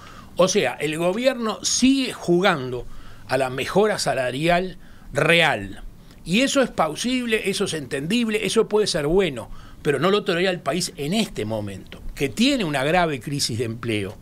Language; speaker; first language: Spanish; native; Spanish